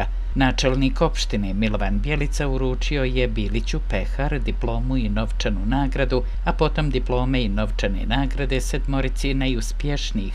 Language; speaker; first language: Serbian; native; Serbian